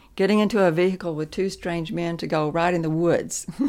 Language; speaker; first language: English; native; English